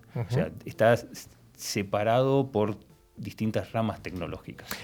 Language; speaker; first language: Spanish; native; Spanish